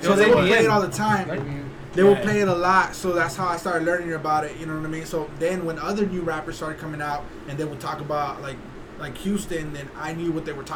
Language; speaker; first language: English; early bilingual, other home language; Spanish